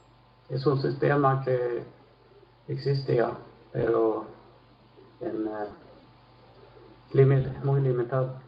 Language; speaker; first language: Spanish; non-native, fluent; Swedish